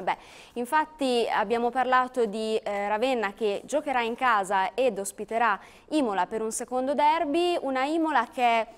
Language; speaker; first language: Italian; native; Italian